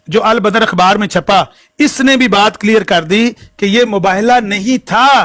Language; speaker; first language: Urdu; non-native, local second language; Punjabi